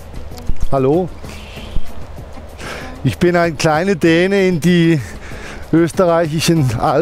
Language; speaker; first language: German; non-native, learner; Danish